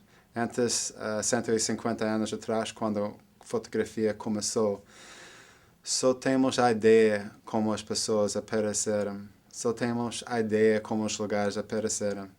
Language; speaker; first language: Portuguese; non-native, fluent; English